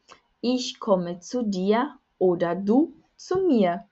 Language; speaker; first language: German; non-native, fluent; Portuguese